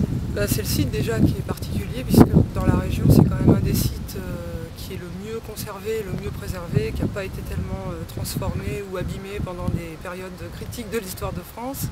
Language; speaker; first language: French; native; French